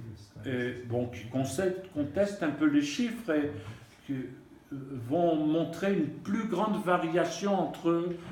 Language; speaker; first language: French; native; French